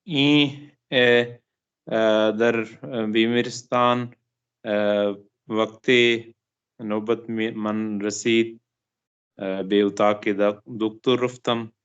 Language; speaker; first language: Persian; non-native, learner; Urdu